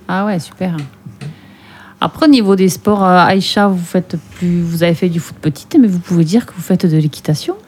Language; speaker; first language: French; native; French